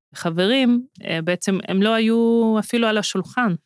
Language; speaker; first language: Hebrew; non-native, fluent; Russian